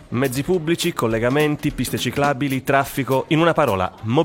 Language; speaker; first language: Italian; native; Italian